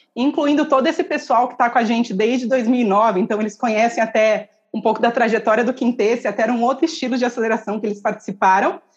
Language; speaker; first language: Portuguese; native; Portuguese